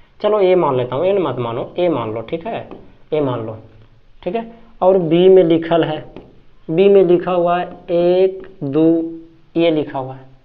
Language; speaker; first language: Hindi; native; Hindi